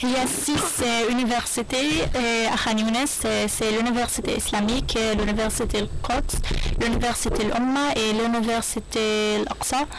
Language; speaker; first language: French; non-native, learner; Arabic